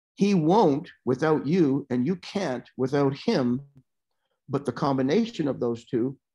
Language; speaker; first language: English; native; English